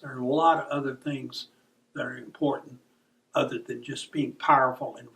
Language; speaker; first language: English; native; English